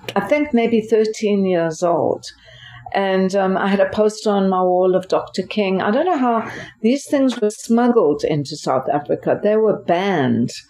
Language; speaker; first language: English; native; English